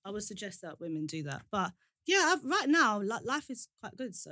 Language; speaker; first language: English; native; English